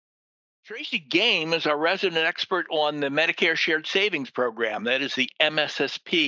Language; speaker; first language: English; native; English